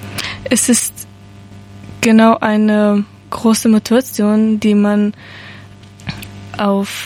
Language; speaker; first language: German; non-native, learner; Persian